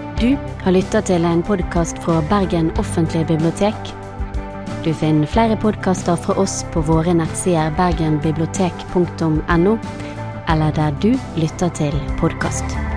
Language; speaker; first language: Norwegian; non-native, fluent; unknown